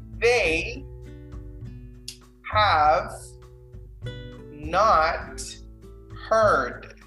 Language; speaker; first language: English; non-native, fluent; Spanish